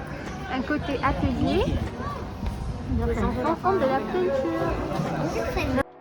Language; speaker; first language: French; non-native, local second language; Arabic